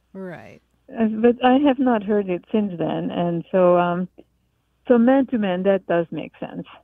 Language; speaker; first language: English; non-native, fluent; Hungarian